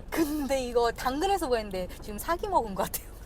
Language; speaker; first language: Korean; native; Korean